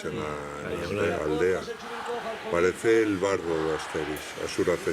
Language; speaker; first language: Spanish; native; Spanish